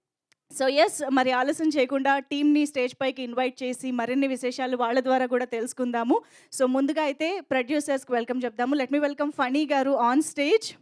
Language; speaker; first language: Telugu; native; Telugu